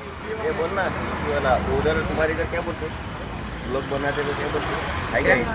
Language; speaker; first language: Hindi; non-native, local second language; Marathi